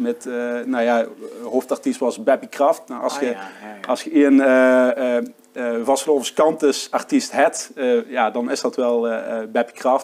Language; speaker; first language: Dutch; native; Dutch